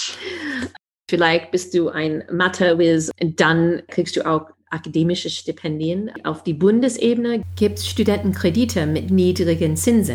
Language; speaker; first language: German; non-native, fluent; English